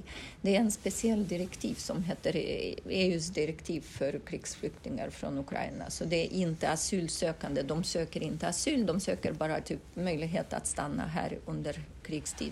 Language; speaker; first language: Swedish; non-native, fluent; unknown